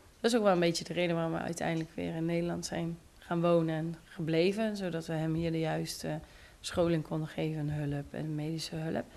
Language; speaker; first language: Dutch; native; Dutch